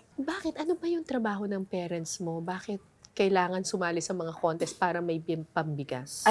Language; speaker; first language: Filipino; native; Filipino